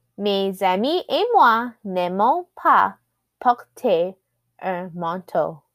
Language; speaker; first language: French; non-native, fluent; English